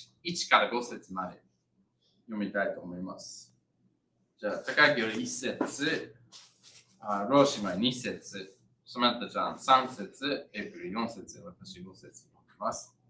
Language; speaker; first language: Japanese; non-native, learner; English